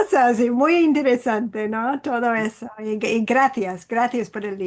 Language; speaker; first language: Spanish; non-native, fluent; English